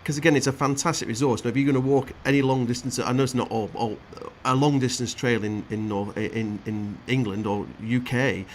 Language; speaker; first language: English; native; English